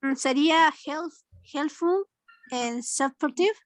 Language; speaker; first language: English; non-native, learner; Spanish